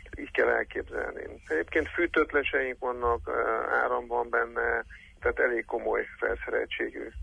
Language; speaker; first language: Hungarian; native; Hungarian